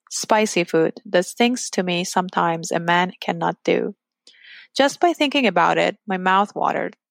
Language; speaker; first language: English; non-native, fluent; Persian